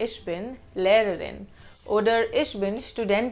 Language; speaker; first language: German; non-native, fluent; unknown